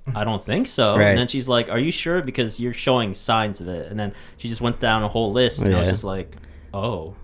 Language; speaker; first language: English; native; English